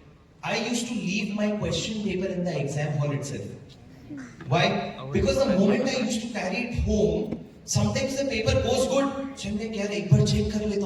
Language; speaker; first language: English; non-native, local second language; Hindi